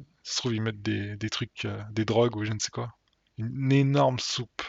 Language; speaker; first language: French; native; French